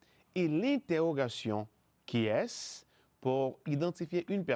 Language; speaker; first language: French; non-native, fluent; Spanish